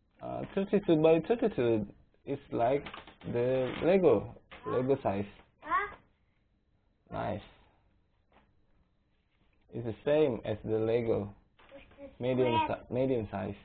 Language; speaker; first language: English; non-native, learner; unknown